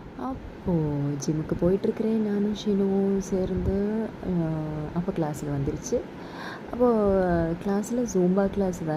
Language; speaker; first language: Tamil; non-native, learner; Malayalam